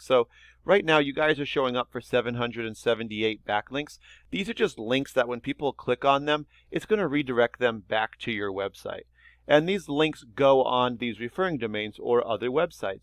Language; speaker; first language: English; native; English